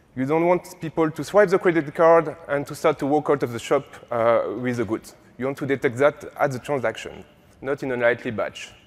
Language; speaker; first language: English; non-native, fluent; French